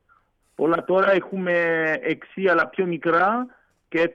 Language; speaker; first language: Greek; early bilingual, heritage; French